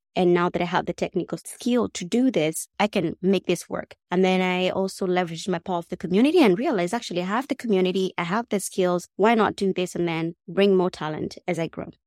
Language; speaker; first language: English; non-native, local second language; Kamba